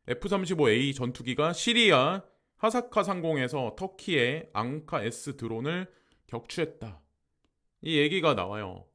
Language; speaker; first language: Korean; native; Korean